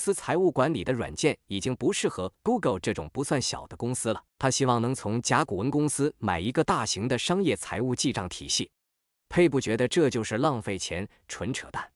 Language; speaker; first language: Chinese; native; Chinese